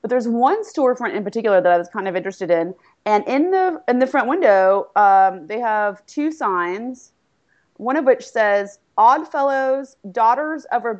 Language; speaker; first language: English; native; English